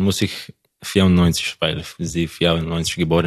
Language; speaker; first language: German; non-native, learner; Croatian